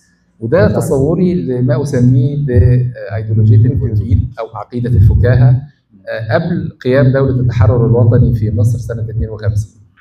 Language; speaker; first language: Arabic; native; Arabic